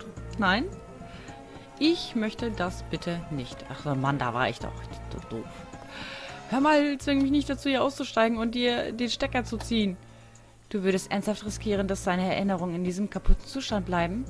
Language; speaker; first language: German; native; German